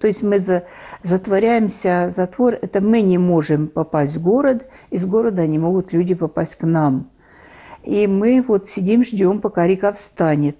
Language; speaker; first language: Russian; native; Russian